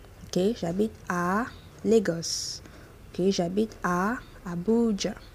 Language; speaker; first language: French; non-native, fluent; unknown